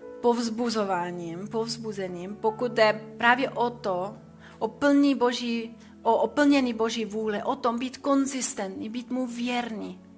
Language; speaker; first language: Czech; non-native, fluent; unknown